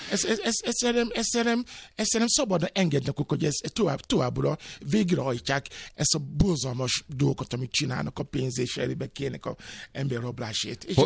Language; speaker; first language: Hungarian; non-native, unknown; Yoruba